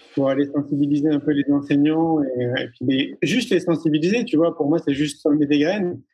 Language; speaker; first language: French; native; French